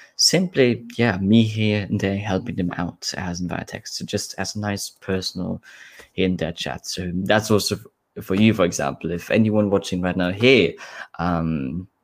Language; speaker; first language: English; non-native, fluent; German